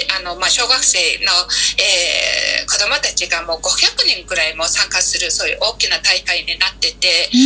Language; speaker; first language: Japanese; non-native, fluent; Mongolian